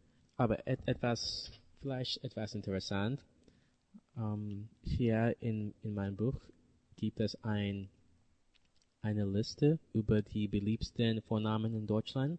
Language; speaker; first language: German; non-native, learner; English